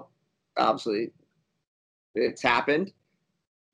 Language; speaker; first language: English; native; English